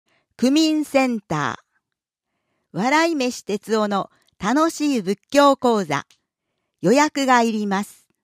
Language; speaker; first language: Japanese; native; Japanese